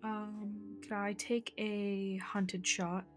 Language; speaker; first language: English; native; English